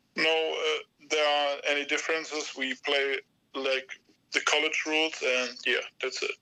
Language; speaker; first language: English; non-native, fluent; German